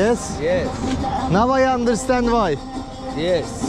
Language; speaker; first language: English; non-native, learner; Turkish